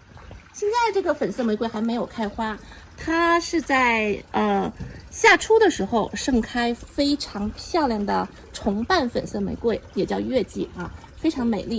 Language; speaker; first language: Chinese; native; Chinese